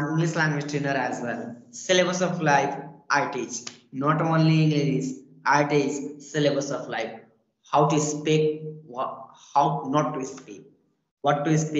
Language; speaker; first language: English; non-native, learner; Hindi